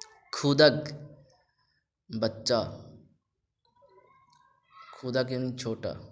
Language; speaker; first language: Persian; non-native, fluent; Urdu